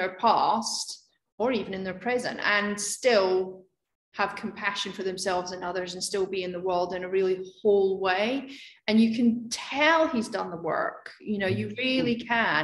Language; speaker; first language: English; native; English